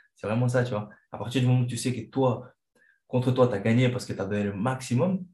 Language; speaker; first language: French; non-native, fluent; Chechen